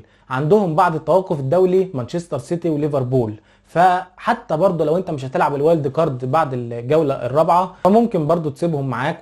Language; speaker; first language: Arabic; native; Arabic